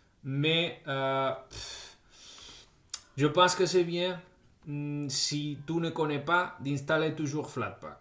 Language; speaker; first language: French; non-native, fluent; Spanish